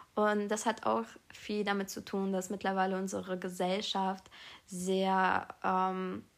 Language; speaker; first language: German; early bilingual, other home language; Polish